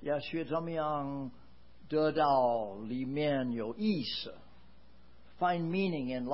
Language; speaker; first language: Chinese; non-native, fluent; English